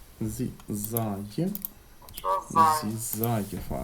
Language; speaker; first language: German; non-native, fluent; Ukrainian